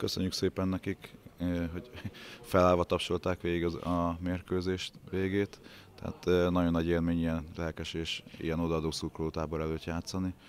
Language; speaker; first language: Hungarian; native; Hungarian